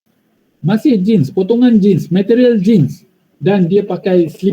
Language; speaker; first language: Malay; native; Malay